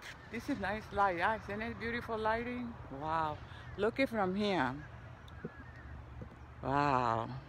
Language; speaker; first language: English; non-native, fluent; Spanish